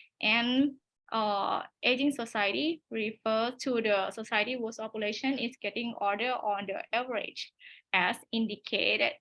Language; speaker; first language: English; non-native, learner; Thai